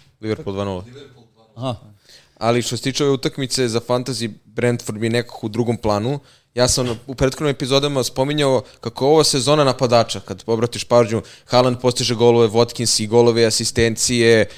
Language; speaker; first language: Serbian; native; Serbian